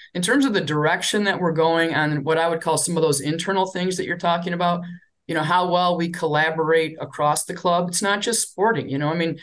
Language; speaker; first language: English; native; English